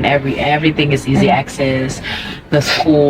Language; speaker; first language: English; non-native, fluent; Indonesian